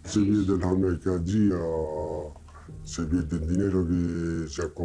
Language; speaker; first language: Spanish; non-native, learner; Italian